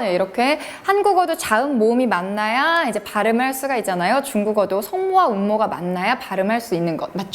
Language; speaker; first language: Korean; native; Korean